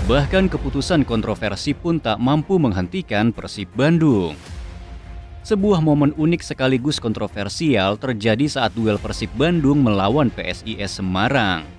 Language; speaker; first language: Indonesian; native; Indonesian